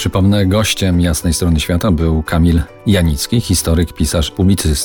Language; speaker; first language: Polish; native; Polish